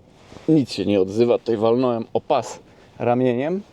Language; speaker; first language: Polish; native; Polish